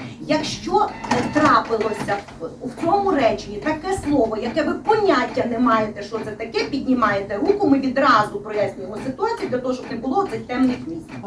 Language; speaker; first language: Ukrainian; native; Ukrainian